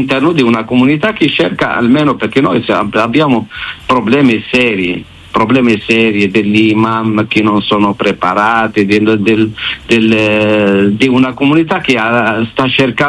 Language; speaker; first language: Italian; non-native, fluent; Arabic